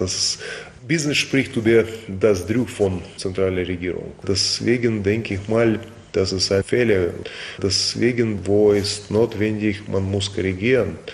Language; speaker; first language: German; non-native, fluent; Russian